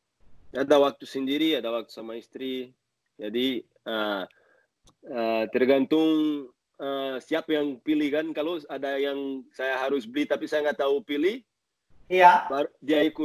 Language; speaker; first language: Indonesian; non-native, learner; Portuguese